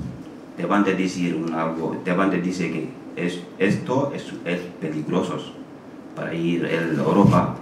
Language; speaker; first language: Spanish; non-native, learner; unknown